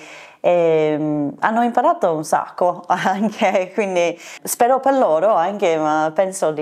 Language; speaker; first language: Italian; non-native, fluent; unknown